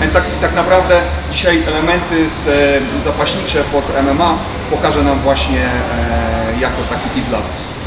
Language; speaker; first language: Polish; native; Polish